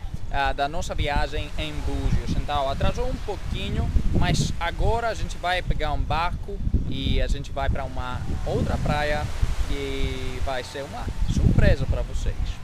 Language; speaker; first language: Portuguese; non-native, learner; Greek